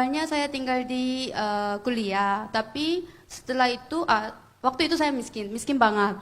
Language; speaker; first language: Indonesian; non-native, fluent; Korean